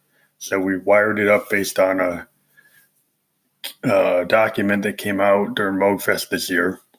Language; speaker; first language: English; native; English